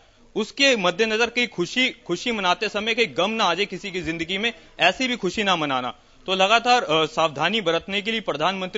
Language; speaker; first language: Hindi; native; Hindi